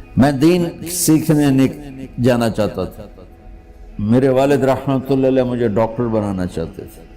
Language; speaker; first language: Urdu; non-native, local second language; Punjabi